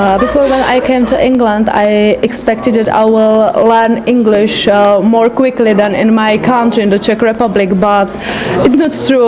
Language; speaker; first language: English; non-native, learner; Czech